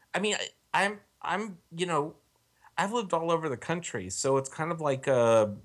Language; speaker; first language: English; native; English